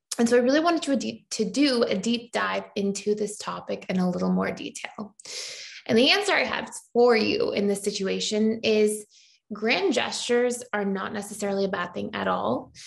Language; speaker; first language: English; native; English